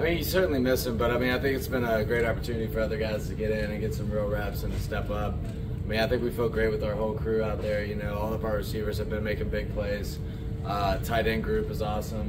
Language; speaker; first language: English; native; English